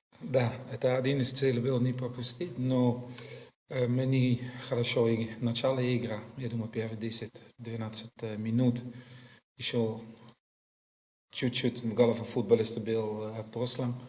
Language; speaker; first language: Russian; non-native, learner; Dutch